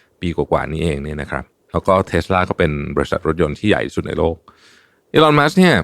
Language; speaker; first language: Thai; native; Thai